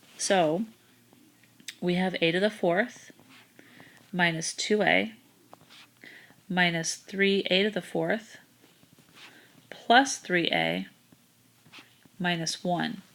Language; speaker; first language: English; native; English